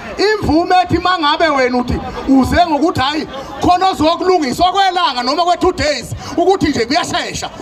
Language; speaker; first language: Zulu; native; Zulu